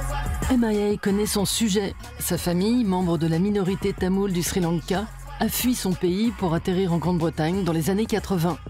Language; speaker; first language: French; native; French